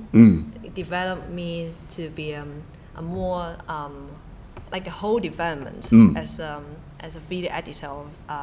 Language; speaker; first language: English; non-native, local second language; Cantonese